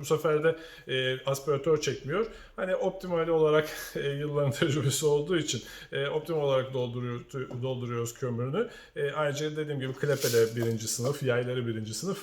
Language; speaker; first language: Turkish; native; Turkish